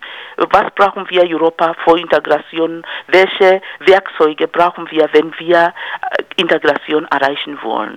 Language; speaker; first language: German; non-native, fluent; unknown